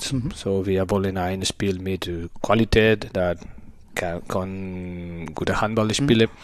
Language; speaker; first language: German; non-native, learner; Spanish